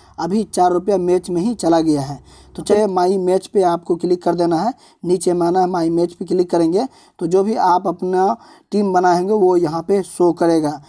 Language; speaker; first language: Hindi; native; Hindi